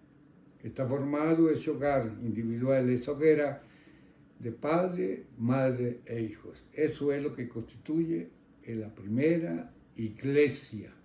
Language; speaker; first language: Spanish; native; Spanish